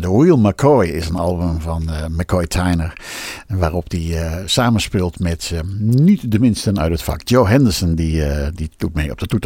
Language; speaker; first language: Dutch; native; Dutch